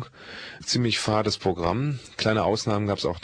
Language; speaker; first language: German; native; German